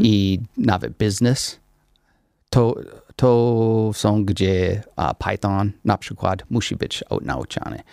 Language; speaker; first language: Polish; non-native, learner; English